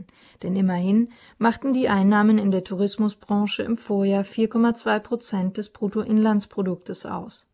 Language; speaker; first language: German; native; German